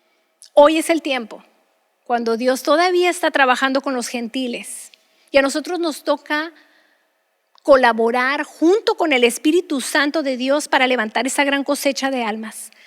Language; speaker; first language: Spanish; native; Spanish